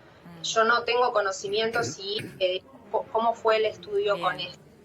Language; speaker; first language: Spanish; native; Spanish